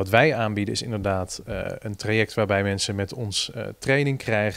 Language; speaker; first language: Dutch; native; Dutch